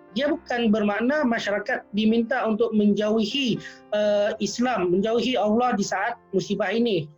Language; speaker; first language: Indonesian; non-native, local second language; Minangkabau